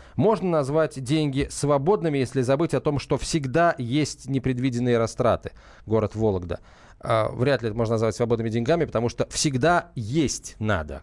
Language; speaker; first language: Russian; native; Russian